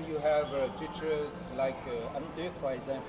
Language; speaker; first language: English; non-native, fluent; Vietnamese